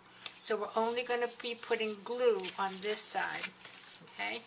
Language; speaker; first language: English; native; English